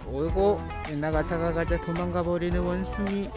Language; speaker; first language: Korean; native; Korean